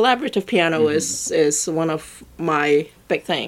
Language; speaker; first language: English; non-native, local second language; Cantonese